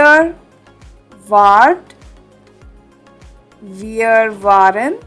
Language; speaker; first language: German; non-native, fluent; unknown